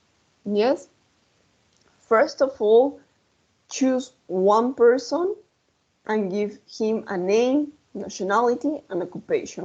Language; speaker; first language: English; non-native, fluent; Spanish